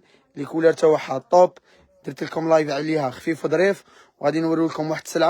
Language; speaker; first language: Arabic; native; Arabic